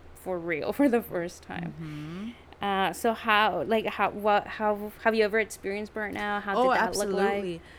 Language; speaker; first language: English; early bilingual, other home language; Spanish